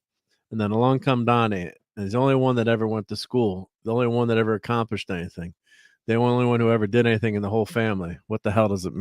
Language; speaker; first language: English; native; English